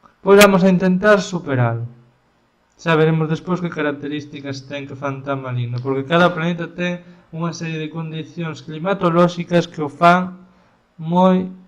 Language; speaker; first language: Galician; non-native, local second language; Spanish